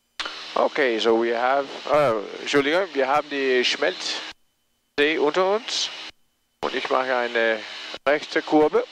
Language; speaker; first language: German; non-native, learner; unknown